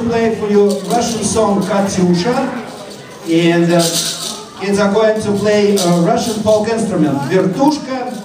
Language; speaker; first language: English; non-native, fluent; Russian